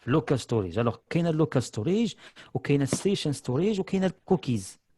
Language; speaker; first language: Arabic; native; Arabic